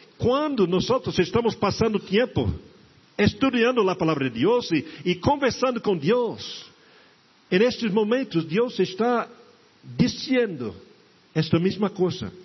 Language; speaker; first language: Portuguese; non-native, fluent; English